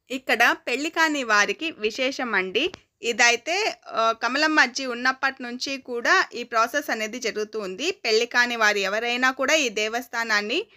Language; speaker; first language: Telugu; non-native, local second language; Kannada